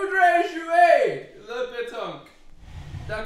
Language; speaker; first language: French; non-native, learner; English